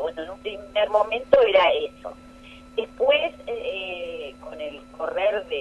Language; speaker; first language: Spanish; native; Spanish